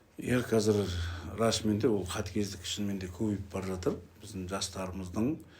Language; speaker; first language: Kazakh; native; Kazakh